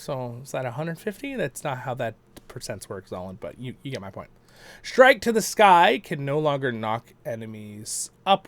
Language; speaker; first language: English; native; English